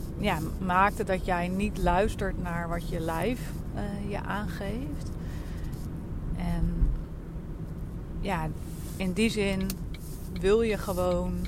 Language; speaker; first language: Dutch; native; Dutch